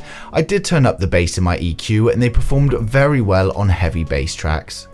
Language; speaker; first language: English; native; English